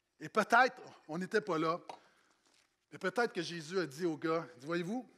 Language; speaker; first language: French; native; French